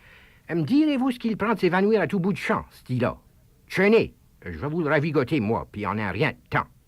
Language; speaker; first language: French; native; French